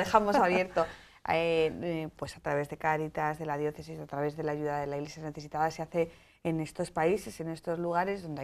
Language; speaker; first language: Spanish; native; Spanish